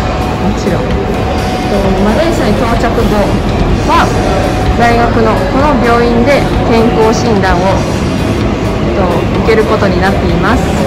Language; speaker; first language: Japanese; non-native, fluent; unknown